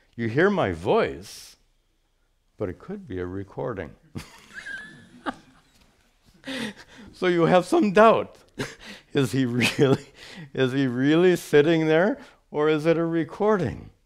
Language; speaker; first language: English; native; English